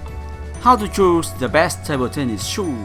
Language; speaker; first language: English; non-native, fluent; Vietnamese